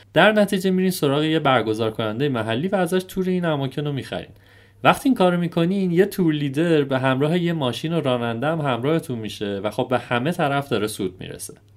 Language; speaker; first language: Persian; native; Persian